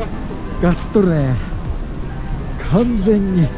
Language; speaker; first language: Japanese; native; Japanese